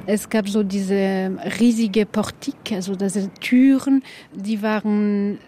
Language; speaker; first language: German; non-native, local second language; French